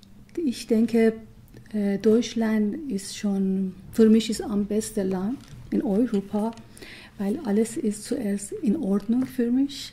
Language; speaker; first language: German; non-native, learner; Persian